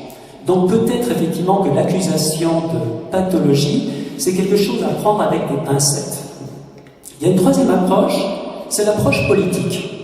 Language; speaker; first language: French; native; French